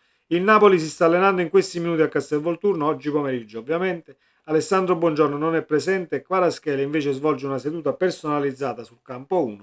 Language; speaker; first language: Italian; native; Italian